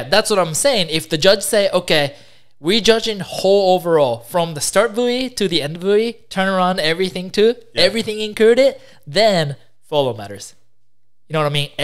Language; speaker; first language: English; non-native, fluent; Japanese